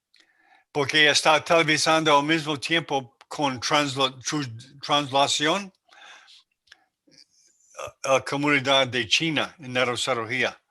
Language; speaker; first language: Spanish; non-native, learner; English